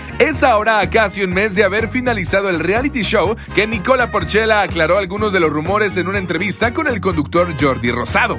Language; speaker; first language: Spanish; native; Spanish